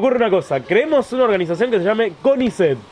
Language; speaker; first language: Spanish; native; Spanish